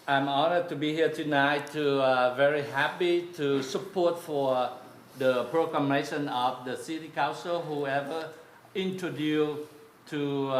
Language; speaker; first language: English; non-native, learner; Vietnamese